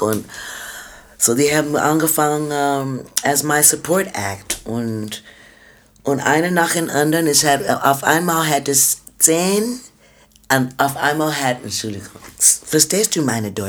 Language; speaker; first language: German; non-native, fluent; English